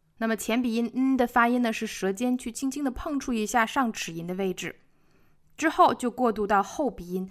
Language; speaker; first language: Chinese; native; Chinese